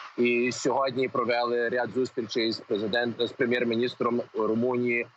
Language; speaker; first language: Ukrainian; early bilingual, heritage; Ukrainian